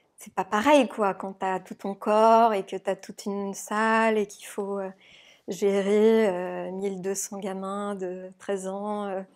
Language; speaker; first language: French; native; French